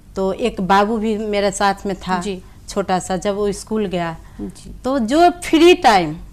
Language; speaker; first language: Hindi; native; Hindi